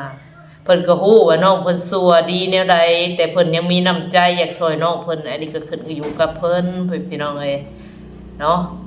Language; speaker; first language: Thai; non-native, local second language; Lao